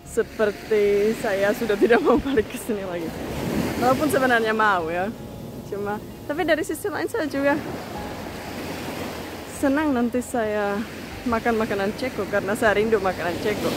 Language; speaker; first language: Indonesian; non-native, fluent; Czech